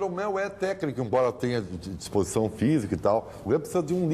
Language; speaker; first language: Portuguese; native; Portuguese